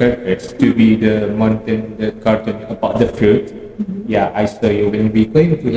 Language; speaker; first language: English; non-native, learner; Indonesian